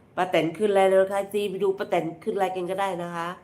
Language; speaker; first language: Thai; native; Thai